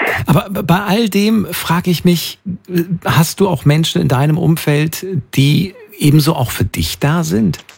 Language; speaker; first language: German; native; German